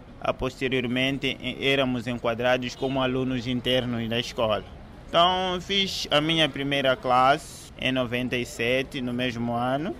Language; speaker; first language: Portuguese; non-native, fluent; Rundi